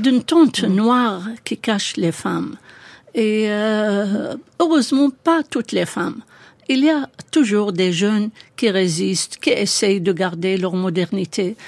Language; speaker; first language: French; non-native, fluent; Arabic